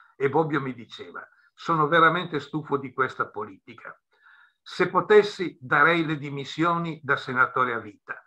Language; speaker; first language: Italian; native; Italian